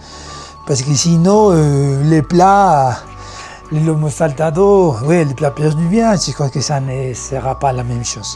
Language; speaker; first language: French; non-native, learner; Spanish